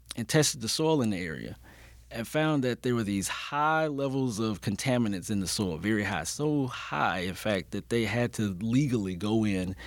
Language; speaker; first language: English; native; English